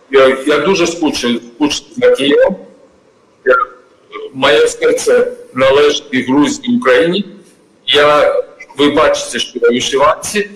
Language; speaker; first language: Ukrainian; non-native, fluent; Georgian